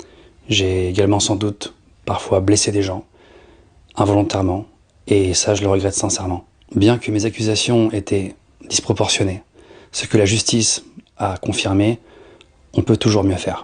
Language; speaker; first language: French; native; French